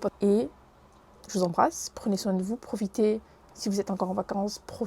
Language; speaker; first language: French; native; French